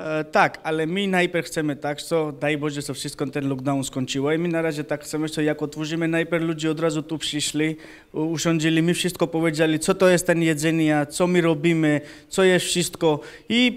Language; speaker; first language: Polish; non-native, learner; Georgian